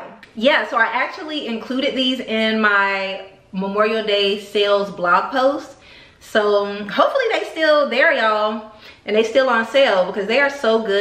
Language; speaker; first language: English; native; English